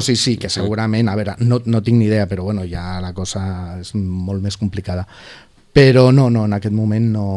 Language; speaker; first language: Catalan; non-native, local second language; Spanish